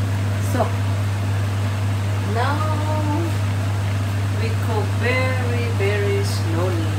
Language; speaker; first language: English; non-native, learner; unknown